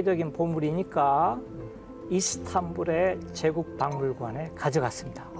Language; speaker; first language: Korean; native; Korean